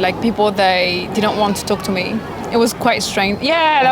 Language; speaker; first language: English; non-native, fluent; French